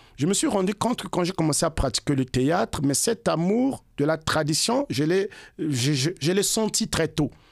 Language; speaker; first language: French; non-native, local second language; Kongo